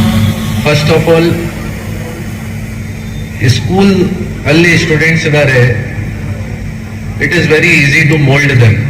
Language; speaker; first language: Kannada; non-native, local second language; Hindi